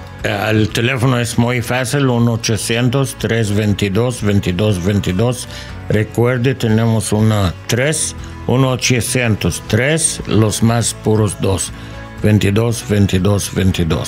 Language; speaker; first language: Spanish; non-native, learner; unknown